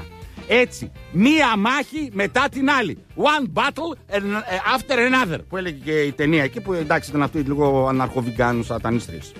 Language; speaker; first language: Greek; native; Greek